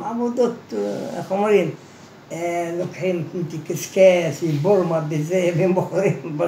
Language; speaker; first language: Hebrew; non-native, fluent; Arabic